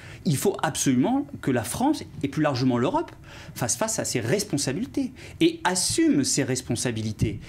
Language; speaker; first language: French; native; French